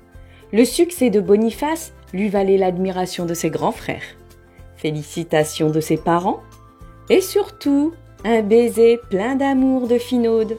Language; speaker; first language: French; native; French